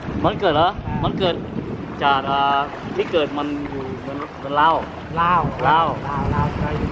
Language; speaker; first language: Thai; non-native, learner; Hmong